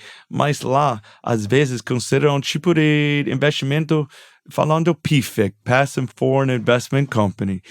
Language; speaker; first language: Portuguese; non-native, fluent; English